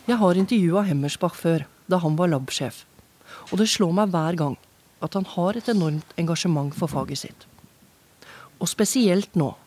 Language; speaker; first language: Norwegian; native; Norwegian